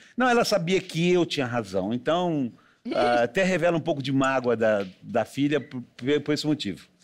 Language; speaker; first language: Portuguese; native; Portuguese